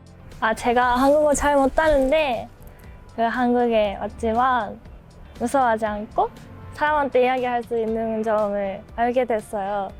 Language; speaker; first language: Korean; non-native, learner; Japanese